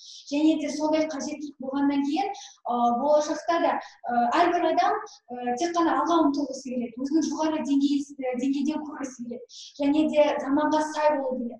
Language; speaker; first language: Kazakh; non-native, local second language; Russian